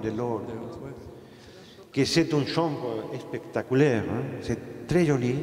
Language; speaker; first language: French; non-native, fluent; Spanish